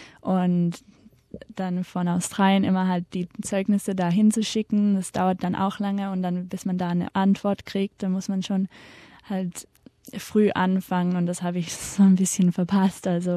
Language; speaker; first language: German; early bilingual, heritage; German